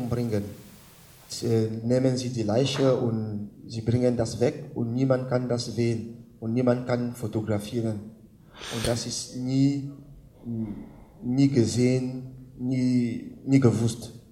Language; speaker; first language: German; non-native, learner; French